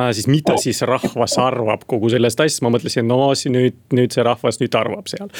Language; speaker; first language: Estonian; non-native, local second language; Russian